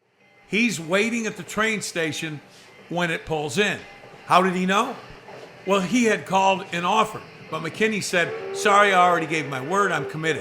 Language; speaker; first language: English; native; English